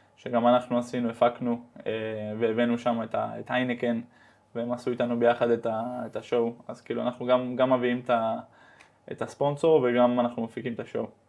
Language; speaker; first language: Hebrew; early bilingual, heritage; Hebrew